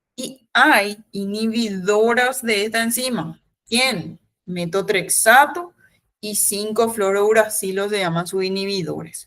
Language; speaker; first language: Spanish; native; Spanish